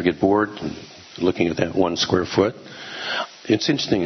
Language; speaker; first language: English; native; English